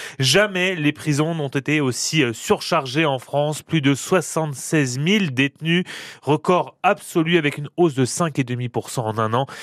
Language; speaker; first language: French; native; French